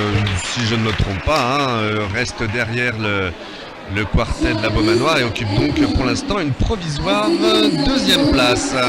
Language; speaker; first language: French; native; French